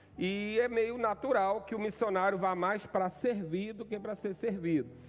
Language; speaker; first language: Portuguese; native; Portuguese